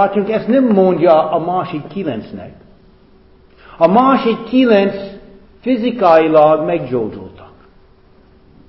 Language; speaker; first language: Hungarian; non-native, fluent; English